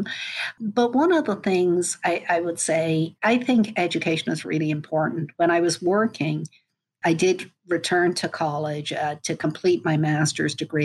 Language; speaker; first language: English; native; English